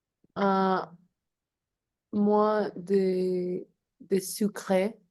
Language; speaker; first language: French; non-native, learner; Spanish